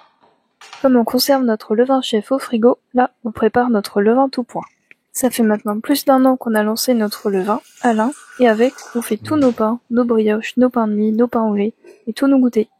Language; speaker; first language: French; native; French